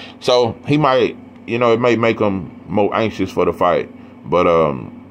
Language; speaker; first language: English; native; English